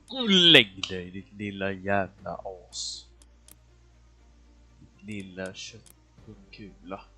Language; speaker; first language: Swedish; native; Swedish